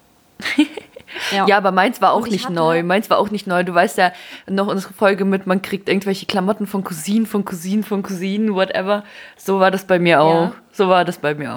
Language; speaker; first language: German; early bilingual, other home language; Ukrainian